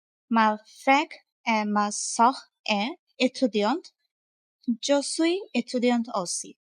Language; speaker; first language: French; non-native, learner; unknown